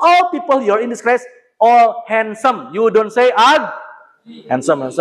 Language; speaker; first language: English; non-native, learner; Indonesian